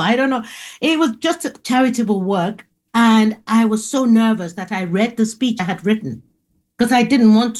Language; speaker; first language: English; non-native, local second language; Igbo